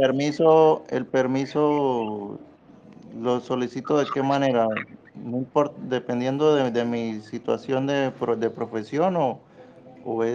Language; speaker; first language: Spanish; native; Spanish